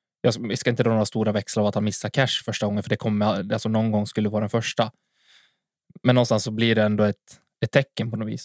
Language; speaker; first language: Swedish; native; Swedish